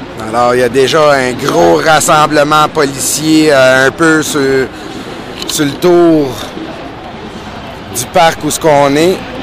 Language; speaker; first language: French; native; French